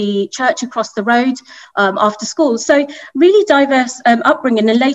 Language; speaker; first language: English; native; English